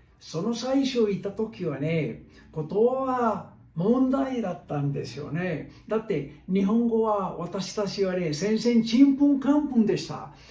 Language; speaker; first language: Japanese; non-native, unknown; Spanish